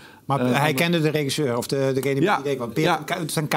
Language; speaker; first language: Dutch; native; Dutch